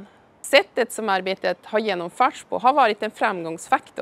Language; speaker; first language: Swedish; native; Swedish